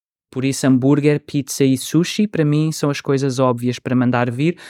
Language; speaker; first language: Portuguese; native; Portuguese